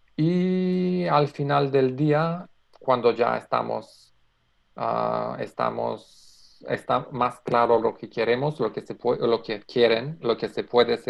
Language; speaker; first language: Spanish; non-native, fluent; Macedonian